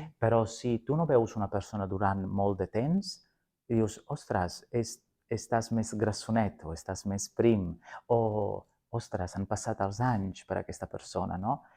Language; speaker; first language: Catalan; non-native, fluent; Sicilian